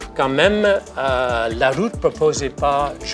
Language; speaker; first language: French; non-native, fluent; English